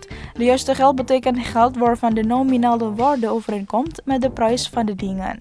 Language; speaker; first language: Dutch; non-native, learner; Indonesian